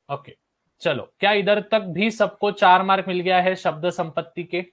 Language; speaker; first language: Hindi; non-native, local second language; Marathi